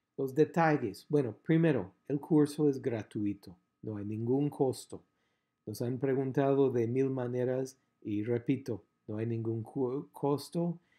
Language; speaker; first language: Spanish; non-native, fluent; English